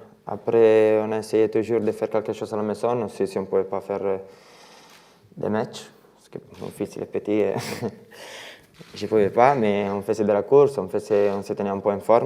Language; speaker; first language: French; non-native, fluent; Italian